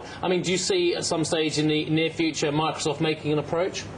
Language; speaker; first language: English; native; English